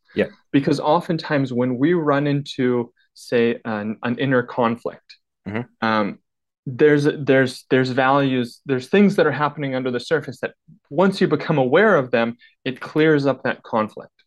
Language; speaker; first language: English; native; English